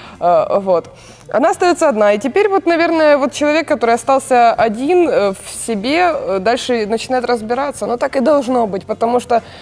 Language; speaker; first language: Russian; native; Russian